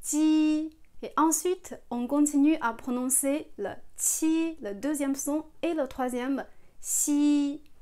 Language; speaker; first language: French; non-native, fluent; Chinese